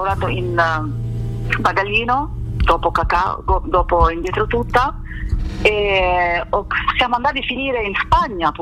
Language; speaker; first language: Italian; non-native, fluent; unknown